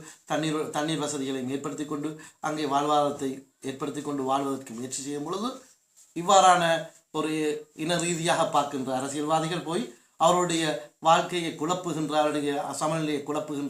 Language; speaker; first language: Tamil; native; Tamil